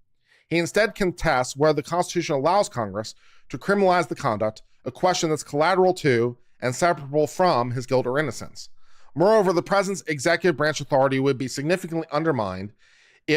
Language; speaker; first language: English; native; English